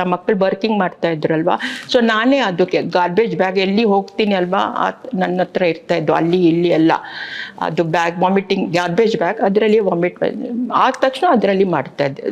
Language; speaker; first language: Kannada; non-native, local second language; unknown